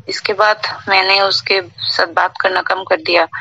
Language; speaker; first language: Hindi; non-native, learner; Bangla